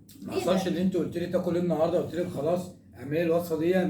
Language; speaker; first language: Arabic; native; Arabic